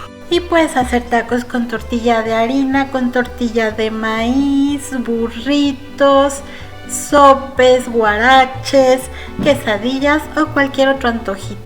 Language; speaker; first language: Spanish; native; Spanish